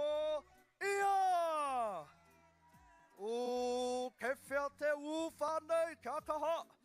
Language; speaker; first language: Māori; non-native, local second language; English